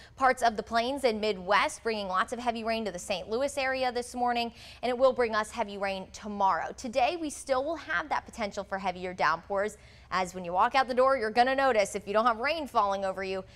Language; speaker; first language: English; native; English